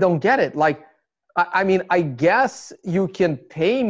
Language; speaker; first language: English; early bilingual, other home language; Russian